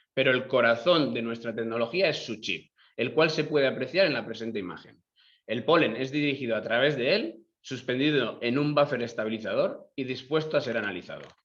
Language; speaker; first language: Spanish; native; Spanish